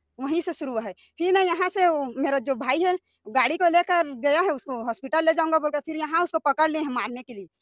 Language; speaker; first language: Hindi; native; Hindi